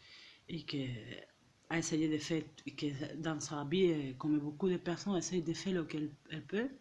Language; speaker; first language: French; non-native, fluent; Catalan